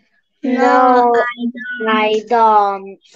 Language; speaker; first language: English; non-native, learner; Turkish